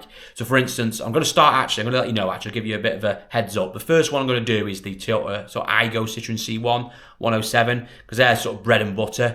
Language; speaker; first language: English; native; English